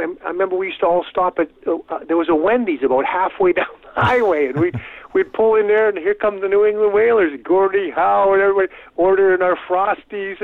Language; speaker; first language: English; native; English